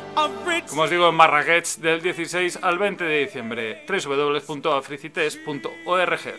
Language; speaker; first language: Spanish; native; Spanish